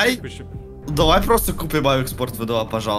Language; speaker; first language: Russian; native; Russian